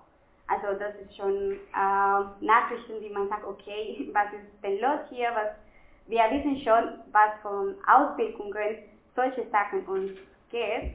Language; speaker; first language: German; non-native, fluent; Spanish